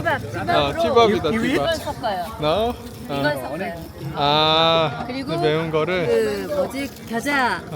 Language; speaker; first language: Korean; non-native, learner; Bangla